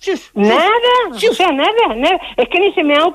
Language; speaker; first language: Spanish; native; Spanish